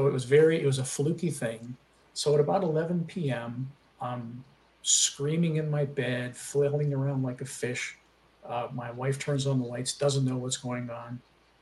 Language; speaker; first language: English; native; English